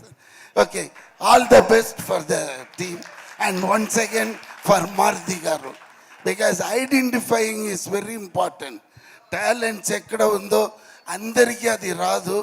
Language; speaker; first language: Telugu; non-native, fluent; Tamil